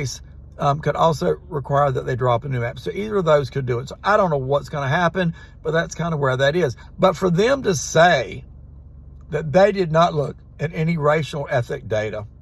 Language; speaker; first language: English; native; English